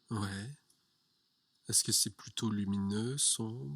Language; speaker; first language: French; native; French